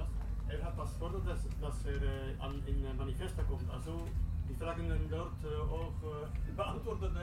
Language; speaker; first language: German; non-native, learner; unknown